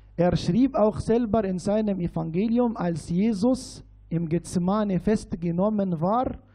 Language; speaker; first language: German; non-native, fluent; Arabic